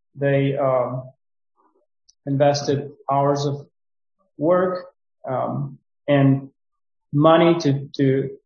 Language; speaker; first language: English; non-native, fluent; Ukrainian